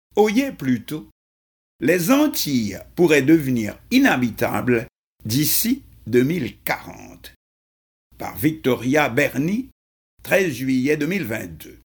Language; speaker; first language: French; non-native, local second language; Haitian Creole